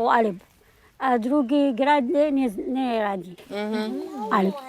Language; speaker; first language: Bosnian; non-native, learner; Arabic